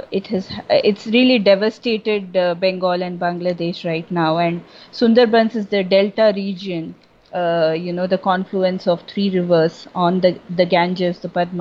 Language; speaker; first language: English; non-native, local second language; Bangla